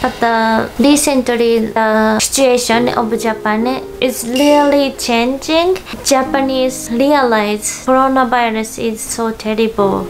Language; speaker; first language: English; non-native, learner; Japanese